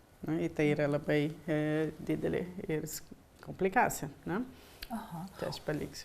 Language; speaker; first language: Lithuanian; early bilingual, heritage; Lithuanian